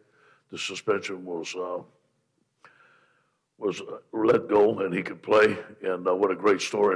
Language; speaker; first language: English; native; English